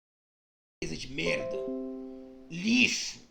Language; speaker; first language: Portuguese; native; Portuguese